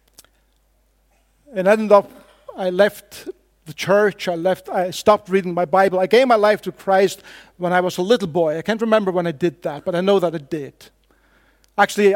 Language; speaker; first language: English; non-native, fluent; Faroese